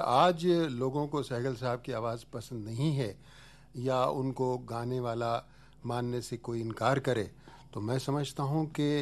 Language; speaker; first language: Hindi; native; Hindi